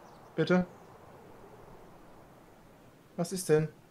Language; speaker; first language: German; native; German